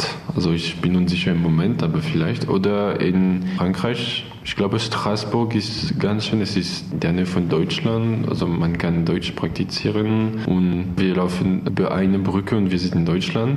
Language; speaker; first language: German; non-native, fluent; French